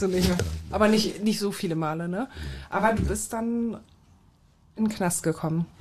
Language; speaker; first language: German; native; German